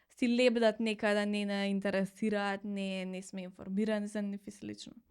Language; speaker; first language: Macedonian; native; Macedonian